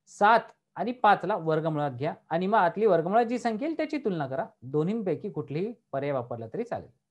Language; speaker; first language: Marathi; native; Marathi